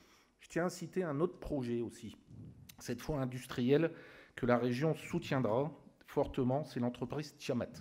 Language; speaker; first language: French; native; French